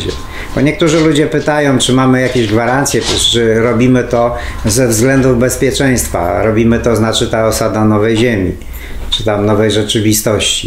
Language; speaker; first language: Polish; native; Polish